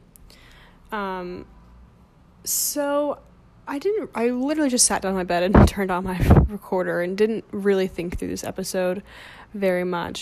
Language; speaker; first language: English; native; English